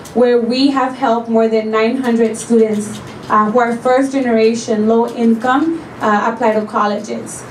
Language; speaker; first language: English; early bilingual, other home language; Spanish